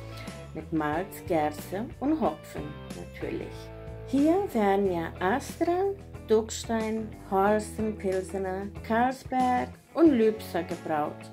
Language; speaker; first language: German; non-native, learner; Portuguese